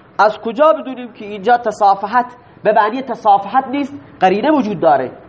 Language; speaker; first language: Persian; non-native, local second language; Baluchi